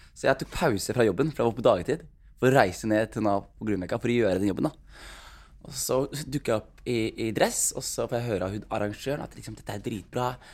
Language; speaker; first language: Norwegian; early bilingual, other home language; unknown